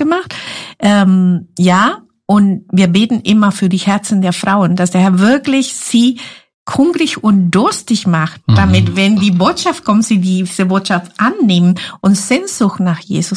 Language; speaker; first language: German; non-native, fluent; Spanish